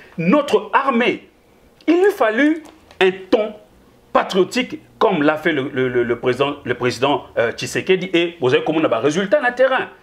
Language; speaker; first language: French; non-native, local second language; Lingala